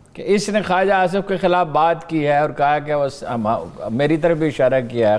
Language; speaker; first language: Urdu; native; Urdu